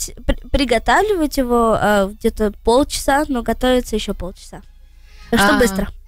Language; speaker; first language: Russian; early bilingual, heritage; Russian